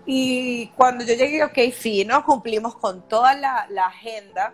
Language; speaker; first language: Spanish; native; Spanish